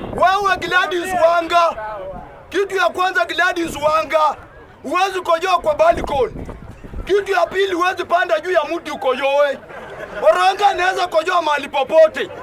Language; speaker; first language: Swahili; native; Swahili